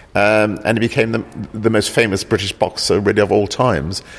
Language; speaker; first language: English; native; English